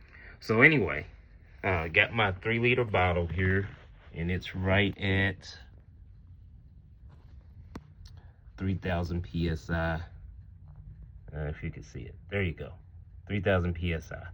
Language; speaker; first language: English; native; English